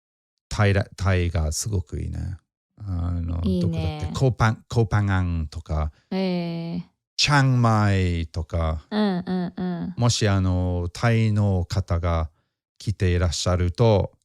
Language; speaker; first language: Japanese; non-native, fluent; English